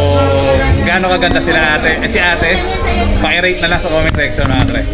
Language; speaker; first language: Filipino; native; Filipino